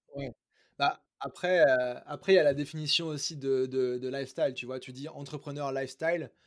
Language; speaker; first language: French; native; French